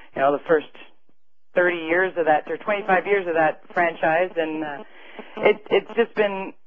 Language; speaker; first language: English; native; English